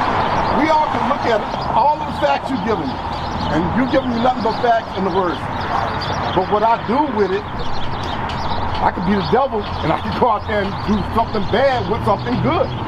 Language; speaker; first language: English; native; English